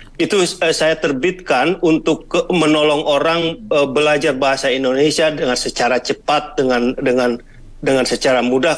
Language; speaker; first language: Indonesian; native; Indonesian